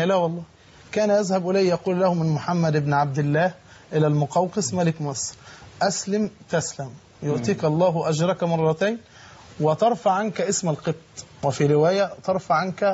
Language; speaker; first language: Arabic; native; Arabic